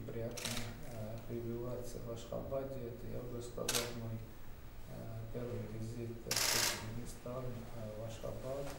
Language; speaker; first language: Russian; non-native, local second language; Armenian